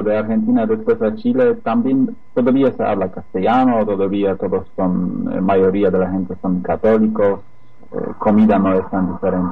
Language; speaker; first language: Spanish; non-native, fluent; Polish